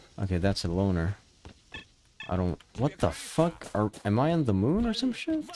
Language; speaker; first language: English; non-native, local second language; Filipino